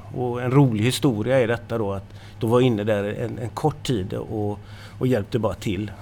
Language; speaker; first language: Swedish; native; Swedish